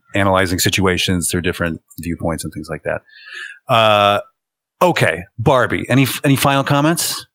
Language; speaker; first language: English; native; English